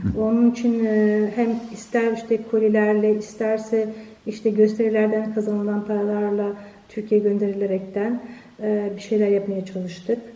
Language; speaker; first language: Turkish; early bilingual, heritage; Turkish